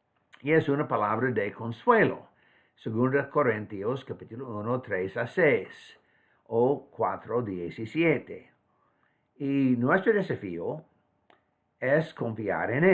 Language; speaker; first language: Spanish; non-native, fluent; English